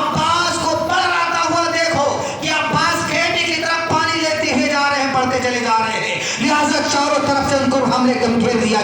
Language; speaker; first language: Urdu; native; Urdu